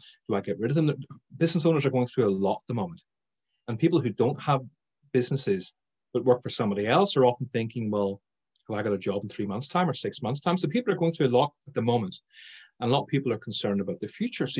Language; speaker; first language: English; native; English